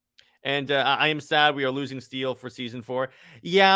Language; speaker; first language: English; native; English